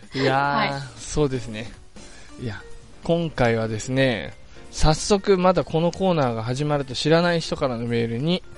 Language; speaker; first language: Japanese; non-native, fluent; English